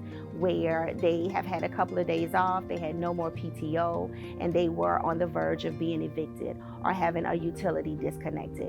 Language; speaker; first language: English; native; English